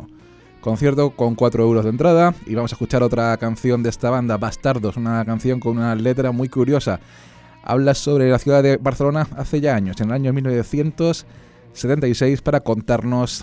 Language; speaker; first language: Spanish; native; Spanish